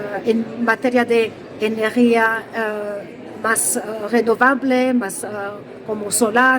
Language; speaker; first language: Spanish; non-native, fluent; French